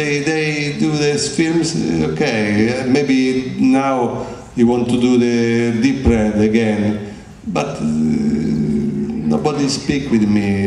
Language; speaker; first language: English; non-native, learner; Italian